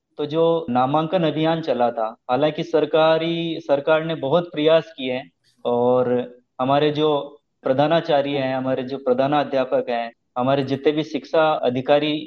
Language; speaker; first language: Hindi; native; Hindi